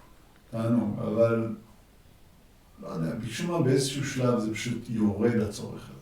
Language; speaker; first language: Hebrew; native; Hebrew